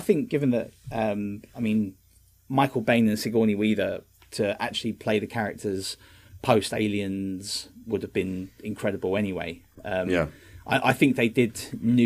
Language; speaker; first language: English; native; English